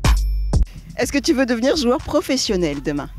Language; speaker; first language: French; native; French